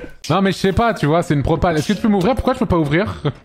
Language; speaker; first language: French; native; French